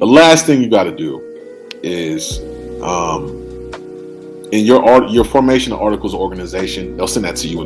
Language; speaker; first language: English; native; English